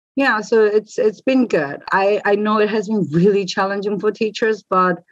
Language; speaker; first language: English; native; English